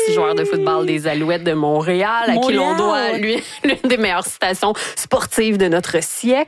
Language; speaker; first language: French; native; French